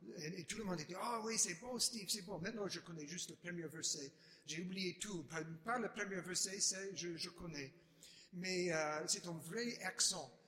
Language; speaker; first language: French; non-native, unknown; English